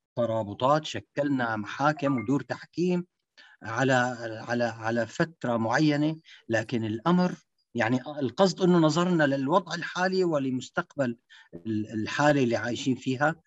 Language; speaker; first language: Arabic; native; Arabic